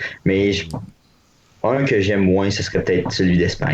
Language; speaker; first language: French; native; French